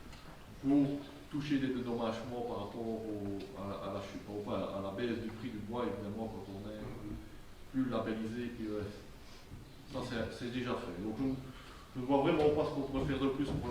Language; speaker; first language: French; native; French